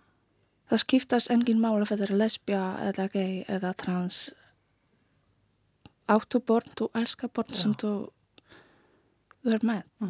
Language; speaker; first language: Icelandic; non-native, learner; Polish